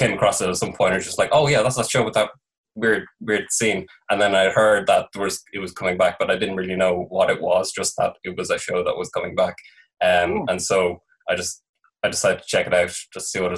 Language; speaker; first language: English; native; English